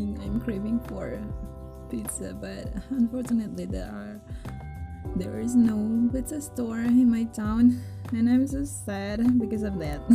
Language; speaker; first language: English; non-native, learner; Indonesian